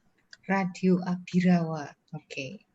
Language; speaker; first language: English; non-native, fluent; Indonesian